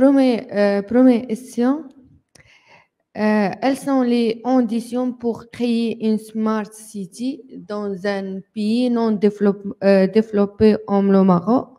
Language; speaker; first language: French; non-native, local second language; Arabic